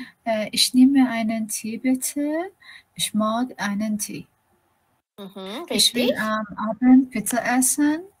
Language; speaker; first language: German; non-native, learner; Persian